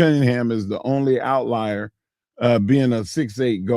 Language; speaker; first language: English; native; English